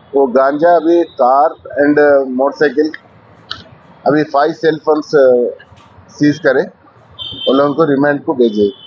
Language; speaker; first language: Hindi; non-native, local second language; Telugu